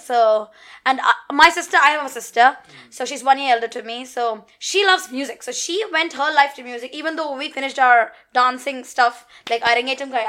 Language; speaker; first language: English; non-native, local second language; Malayalam